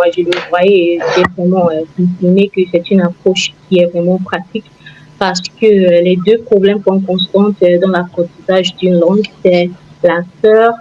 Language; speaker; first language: French; non-native, fluent; Igbo